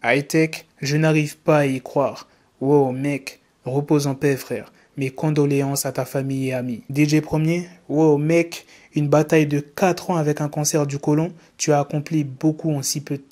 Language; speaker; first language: French; native; French